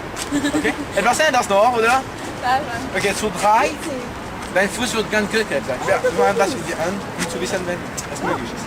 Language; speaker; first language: German; non-native, learner; French